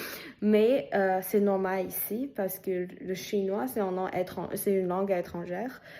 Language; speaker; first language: French; non-native, fluent; Chinese